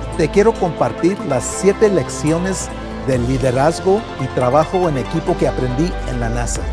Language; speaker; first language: Spanish; early bilingual, heritage; Spanish